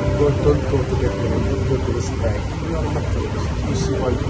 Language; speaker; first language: English; non-native, learner; Arabic